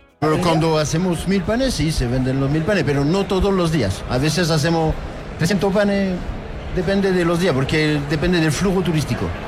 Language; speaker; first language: Spanish; non-native, fluent; French